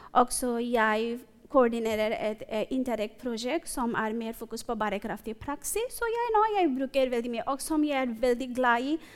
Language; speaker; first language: Norwegian; non-native, fluent; Bangla